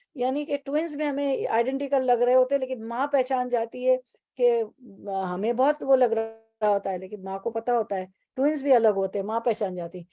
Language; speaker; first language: Urdu; native; Urdu